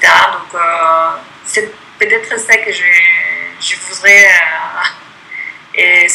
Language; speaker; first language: French; non-native, fluent; Spanish